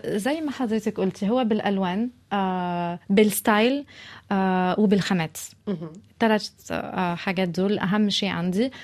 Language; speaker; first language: Arabic; early bilingual, heritage; Arabic